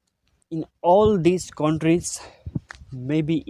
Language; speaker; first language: English; non-native, local second language; Nepali